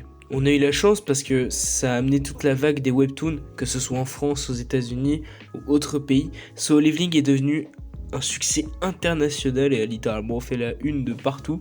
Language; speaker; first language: French; native; French